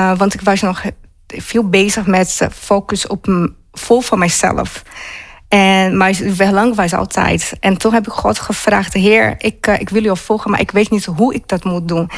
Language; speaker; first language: Dutch; non-native, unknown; Portuguese